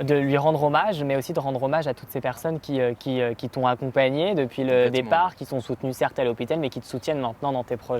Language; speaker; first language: French; native; French